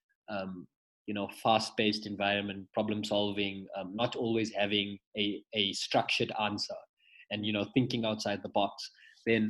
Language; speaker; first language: English; native; English